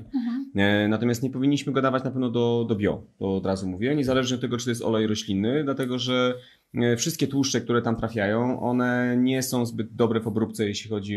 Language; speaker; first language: Polish; native; Polish